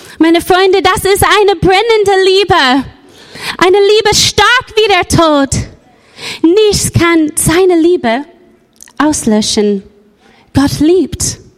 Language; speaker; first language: German; non-native, fluent; English